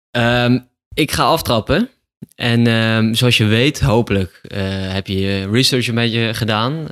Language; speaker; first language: Dutch; native; Dutch